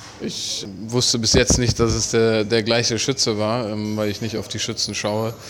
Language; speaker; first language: German; native; German